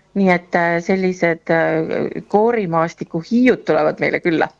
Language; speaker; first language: Estonian; native; Estonian